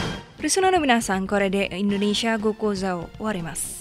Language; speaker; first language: Japanese; non-native, fluent; Indonesian